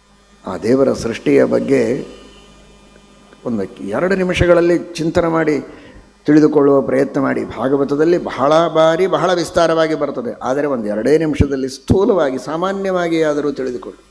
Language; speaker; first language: Kannada; native; Kannada